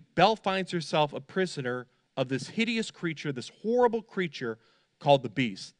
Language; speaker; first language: English; native; English